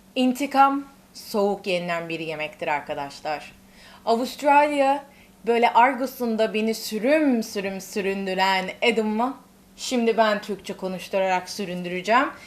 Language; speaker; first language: Turkish; native; Turkish